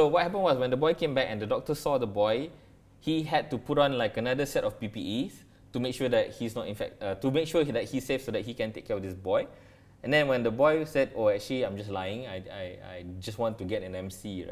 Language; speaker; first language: English; non-native, local second language; Malay